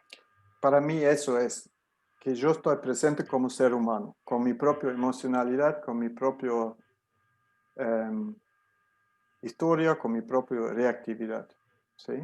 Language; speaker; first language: Spanish; non-native, fluent; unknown